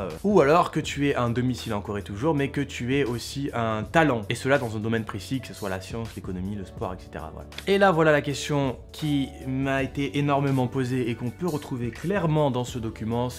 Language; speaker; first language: French; native; French